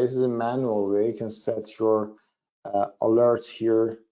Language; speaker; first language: English; non-native, fluent; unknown